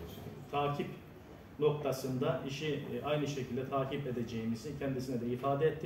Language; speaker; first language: Turkish; native; Turkish